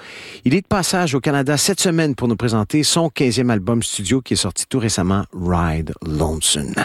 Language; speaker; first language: French; native; French